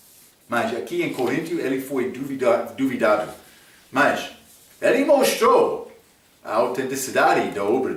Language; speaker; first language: Portuguese; non-native, fluent; English